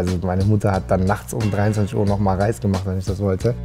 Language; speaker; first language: German; early bilingual, other home language; Turkish